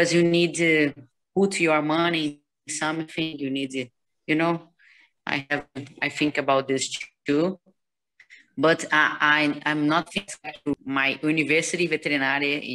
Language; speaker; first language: English; non-native, learner; Portuguese